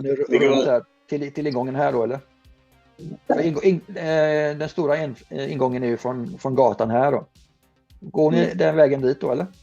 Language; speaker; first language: Swedish; native; Swedish